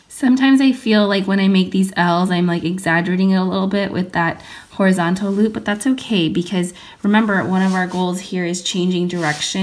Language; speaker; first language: English; native; English